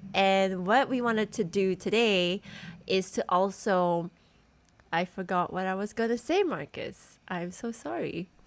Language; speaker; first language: English; native; English